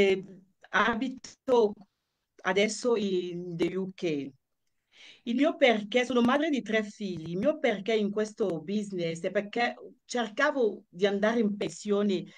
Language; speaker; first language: Italian; non-native, fluent; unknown